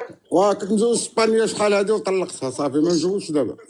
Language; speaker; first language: Arabic; native; Arabic